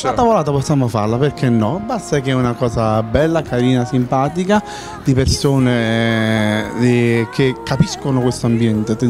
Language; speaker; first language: Italian; native; Italian